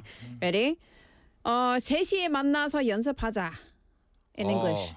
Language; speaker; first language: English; non-native, fluent; Korean